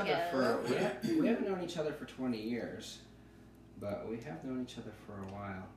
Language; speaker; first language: English; native; English